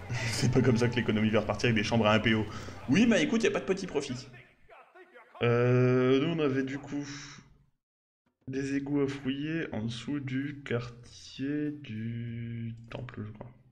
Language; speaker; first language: French; native; French